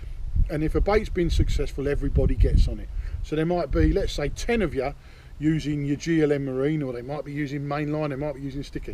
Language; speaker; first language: English; native; English